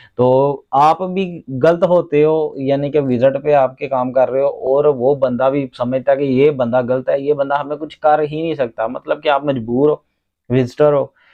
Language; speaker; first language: Urdu; non-native, local second language; Punjabi